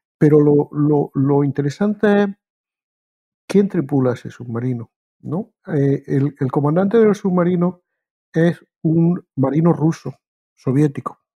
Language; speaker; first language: Spanish; native; Spanish